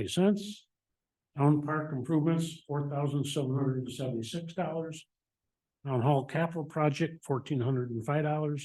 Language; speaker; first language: English; native; English